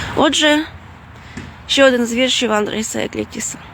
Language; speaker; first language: Ukrainian; non-native, fluent; Lithuanian